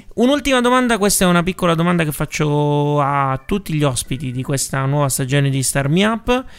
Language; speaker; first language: Italian; native; Italian